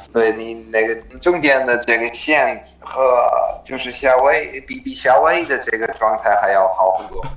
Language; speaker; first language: Chinese; non-native, fluent; German